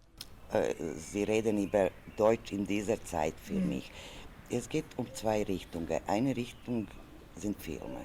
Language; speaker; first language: German; non-native, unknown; Serbian